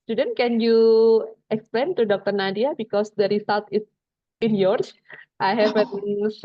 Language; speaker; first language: English; non-native, fluent; Indonesian